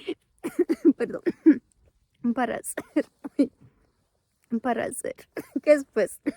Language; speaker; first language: Spanish; non-native, fluent; Ukrainian